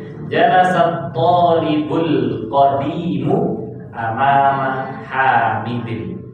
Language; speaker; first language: Arabic; non-native, fluent; Indonesian